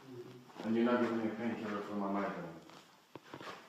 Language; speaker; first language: English; native; English